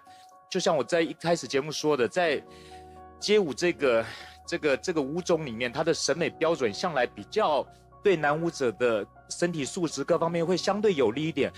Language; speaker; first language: Chinese; native; Chinese